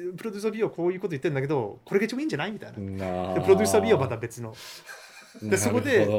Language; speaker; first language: Japanese; early bilingual, heritage; Japanese